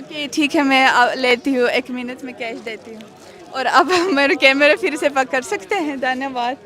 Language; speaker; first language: Hindi; non-native, learner; Russian